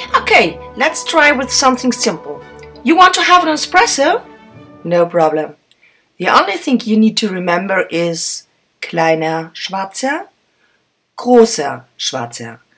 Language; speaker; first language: English; non-native, fluent; German